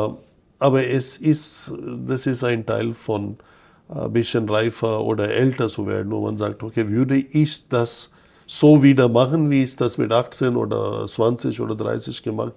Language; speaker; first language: German; non-native, fluent; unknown